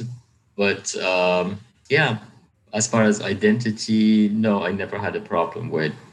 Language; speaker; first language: English; native; English